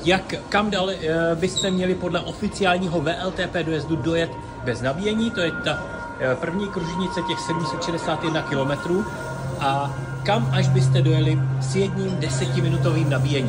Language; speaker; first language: Czech; native; Czech